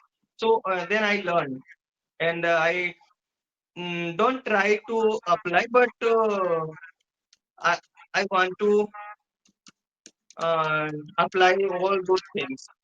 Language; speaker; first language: English; non-native, learner; Hindi